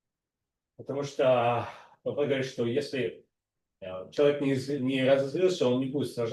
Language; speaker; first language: Russian; native; Russian